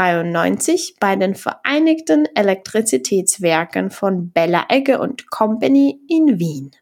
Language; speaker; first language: German; non-native, fluent; Czech